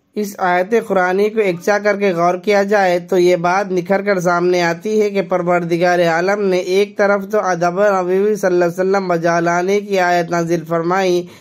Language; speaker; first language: Hindi; native; Hindi